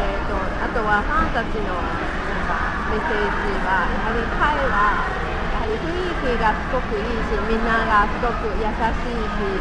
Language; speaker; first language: Japanese; non-native, fluent; Chinese